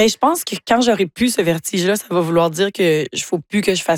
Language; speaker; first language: French; native; French